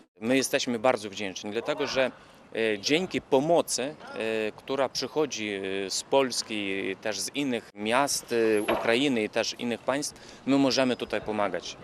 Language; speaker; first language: Polish; early bilingual, heritage; Polish